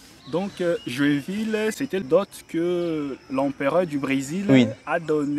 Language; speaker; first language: French; non-native, fluent; Portuguese